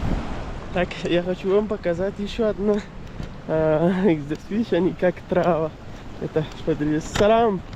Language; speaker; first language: Russian; non-native, learner; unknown